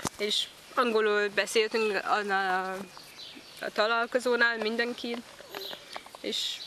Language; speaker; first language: Hungarian; non-native, learner; English